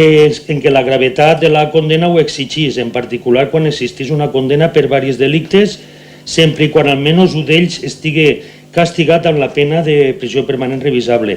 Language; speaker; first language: Catalan; native; Catalan